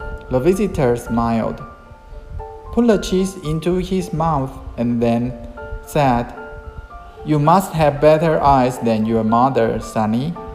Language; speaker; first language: English; non-native, fluent; Chinese